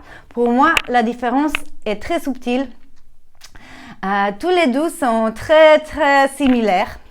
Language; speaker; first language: French; non-native, learner; Polish